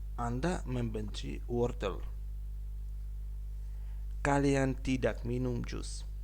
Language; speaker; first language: Indonesian; non-native, fluent; Ukrainian